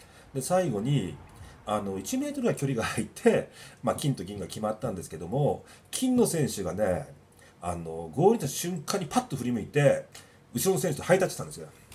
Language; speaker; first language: Japanese; native; Japanese